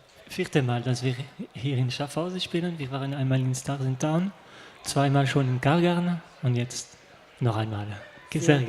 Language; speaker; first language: German; non-native, local second language; French